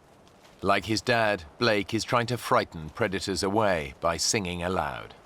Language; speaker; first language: English; native; English